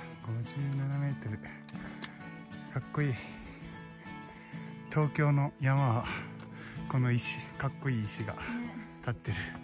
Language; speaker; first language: Japanese; native; Japanese